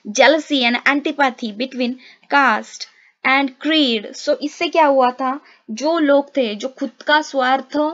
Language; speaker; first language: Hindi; non-native, local second language; Marathi